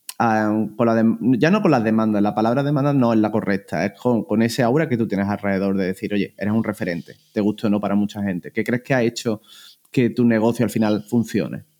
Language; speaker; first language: Spanish; native; Spanish